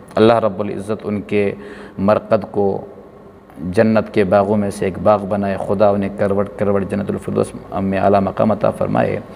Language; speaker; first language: Urdu; non-native, local second language; Pashto